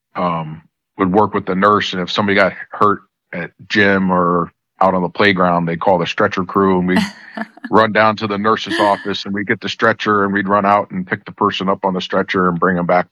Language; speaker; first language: English; native; English